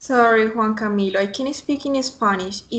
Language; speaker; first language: English; non-native, fluent; Spanish